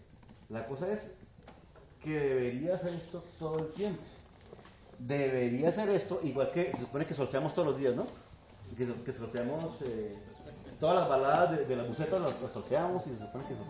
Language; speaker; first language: Spanish; native; Spanish